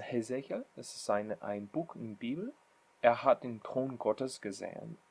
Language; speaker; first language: German; non-native, learner; English